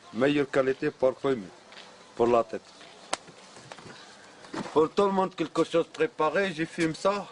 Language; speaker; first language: French; non-native, learner; Arabic